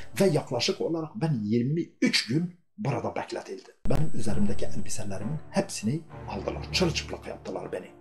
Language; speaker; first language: Turkish; non-native, local second language; Kurdish